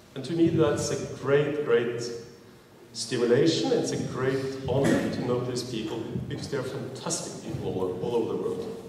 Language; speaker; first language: English; non-native, fluent; Norwegian